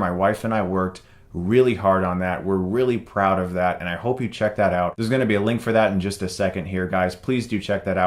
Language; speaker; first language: English; native; English